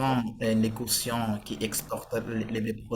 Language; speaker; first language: French; non-native, fluent; Portuguese